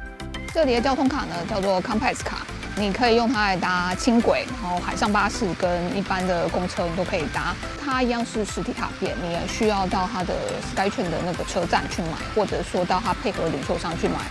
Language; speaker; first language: Chinese; native; Chinese